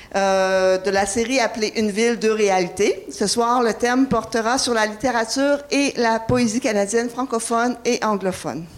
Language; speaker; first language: French; native; French